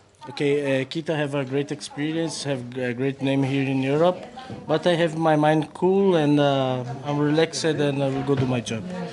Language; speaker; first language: English; non-native, fluent; Portuguese